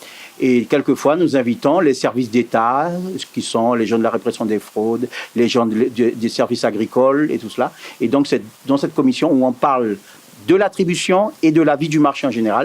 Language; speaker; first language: French; native; French